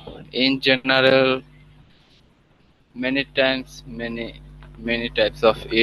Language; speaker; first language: English; non-native, learner; Bangla